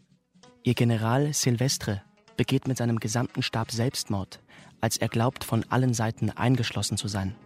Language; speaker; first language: German; native; German